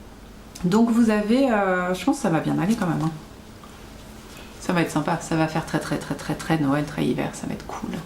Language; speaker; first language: French; native; French